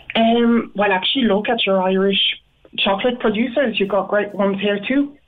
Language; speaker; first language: English; non-native, fluent; French